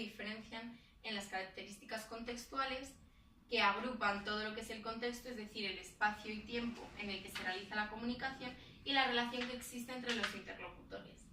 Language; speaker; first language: Spanish; native; Spanish